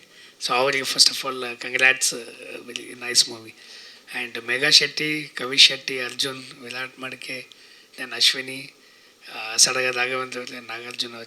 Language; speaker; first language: Kannada; non-native, local second language; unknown